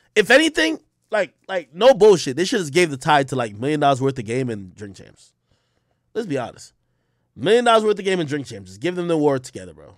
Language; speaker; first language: English; native; English